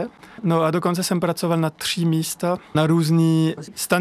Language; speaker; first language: Czech; non-native, fluent; French